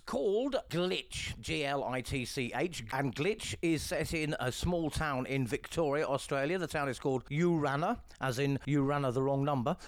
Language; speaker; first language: English; native; English